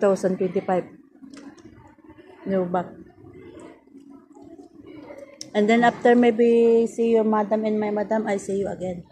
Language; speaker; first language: English; non-native, learner; Filipino